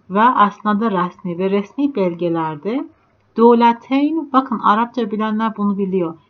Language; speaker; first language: Turkish; non-native, fluent; Persian